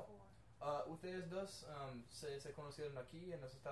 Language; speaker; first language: Spanish; non-native, learner; English